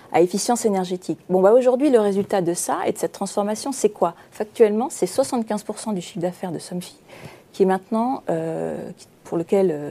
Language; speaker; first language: French; native; French